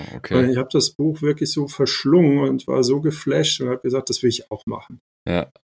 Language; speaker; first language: German; early bilingual, other home language; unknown